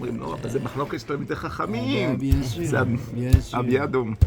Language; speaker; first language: Hebrew; non-native, fluent; French